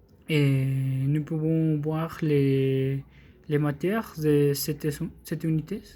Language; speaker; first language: French; non-native, learner; Spanish